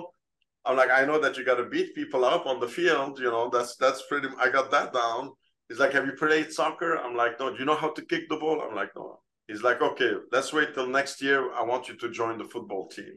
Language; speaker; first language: English; non-native, fluent; Arabic